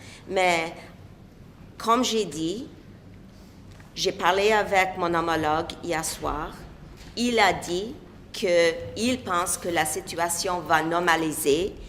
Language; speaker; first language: French; non-native, local second language; English